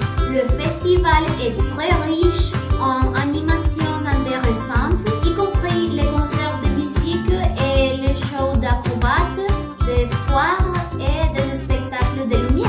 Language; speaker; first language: French; non-native, learner; Spanish